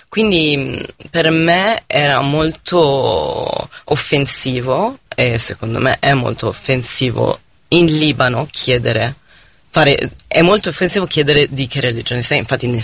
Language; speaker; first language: Italian; non-native, fluent; Arabic